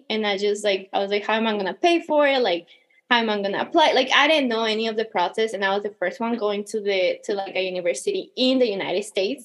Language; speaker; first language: English; non-native, fluent; Spanish